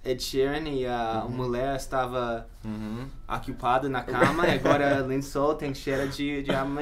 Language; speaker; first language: Portuguese; non-native, fluent; English